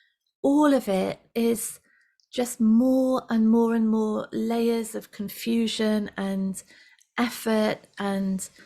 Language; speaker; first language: English; native; English